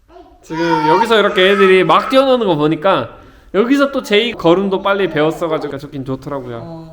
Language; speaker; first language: Korean; native; Korean